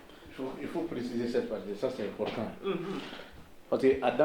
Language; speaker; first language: French; non-native, local second language; Bambara